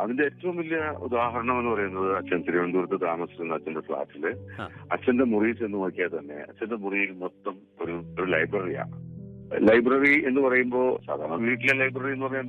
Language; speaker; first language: Malayalam; native; Malayalam